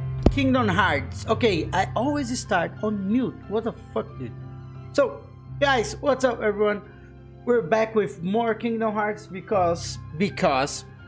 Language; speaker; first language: English; non-native, fluent; Portuguese